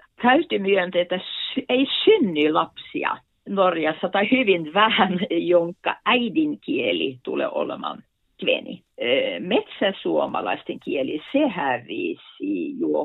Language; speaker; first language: Finnish; non-native, fluent; Norwegian